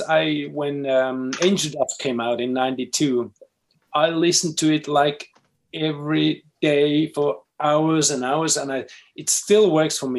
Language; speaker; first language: English; non-native, fluent; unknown